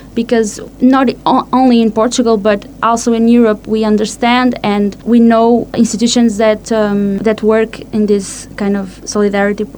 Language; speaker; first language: English; non-native, fluent; Portuguese